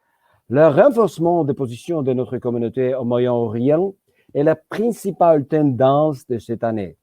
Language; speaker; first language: French; non-native, fluent; Georgian